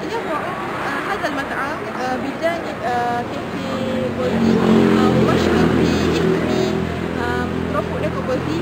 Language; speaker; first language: Arabic; non-native, learner; Malay